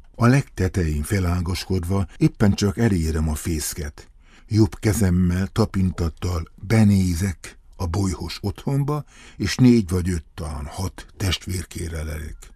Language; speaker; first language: Hungarian; native; Hungarian